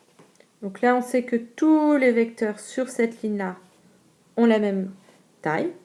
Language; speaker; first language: French; native; French